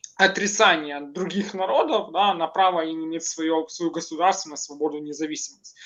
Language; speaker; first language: Russian; non-native, local second language; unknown